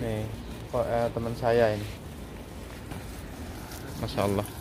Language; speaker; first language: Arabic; non-native, learner; Indonesian